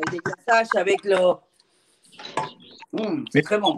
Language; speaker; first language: French; non-native, fluent; Spanish